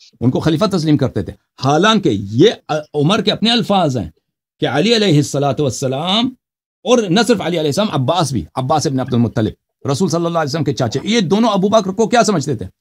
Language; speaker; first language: Urdu; non-native, fluent; Persian